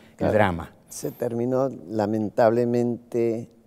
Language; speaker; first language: Spanish; native; Spanish